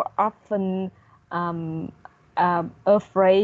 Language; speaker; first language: English; non-native, learner; Vietnamese